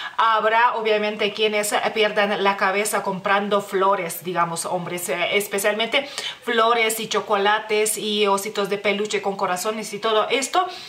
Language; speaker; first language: Spanish; non-native, fluent; Lithuanian